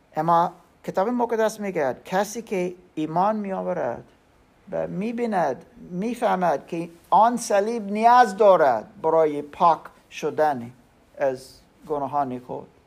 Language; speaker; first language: Persian; non-native, learner; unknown